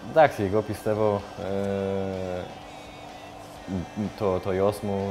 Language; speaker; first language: Greek; non-native, learner; Polish